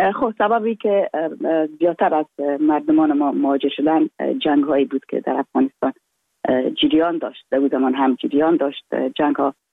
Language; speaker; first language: Persian; native; Persian